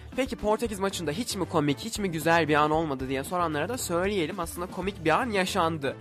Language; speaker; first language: Turkish; native; Turkish